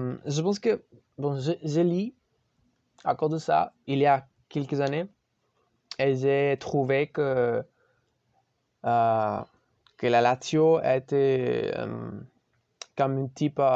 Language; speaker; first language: French; non-native, learner; Spanish